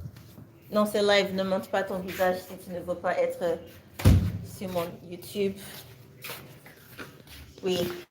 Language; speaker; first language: French; non-native, learner; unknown